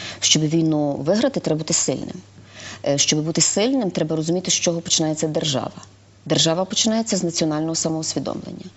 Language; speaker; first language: Ukrainian; native; Ukrainian